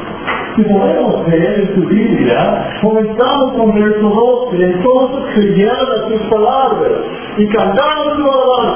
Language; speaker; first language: Spanish; non-native, fluent; English